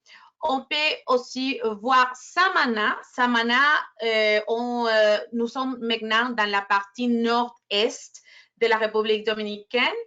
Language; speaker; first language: French; non-native, fluent; Spanish